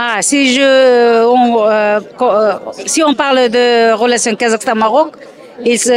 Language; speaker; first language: French; non-native, fluent; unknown